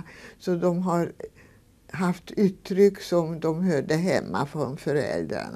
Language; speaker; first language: Swedish; non-native, fluent; Hungarian